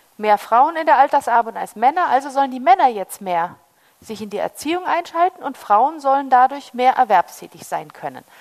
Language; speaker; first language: German; early bilingual, heritage; German